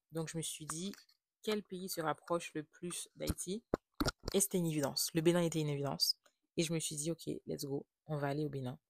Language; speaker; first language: French; non-native, local second language; Haitian Creole